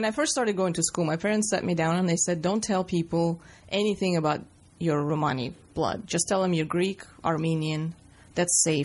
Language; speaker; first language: English; non-native, fluent; Russian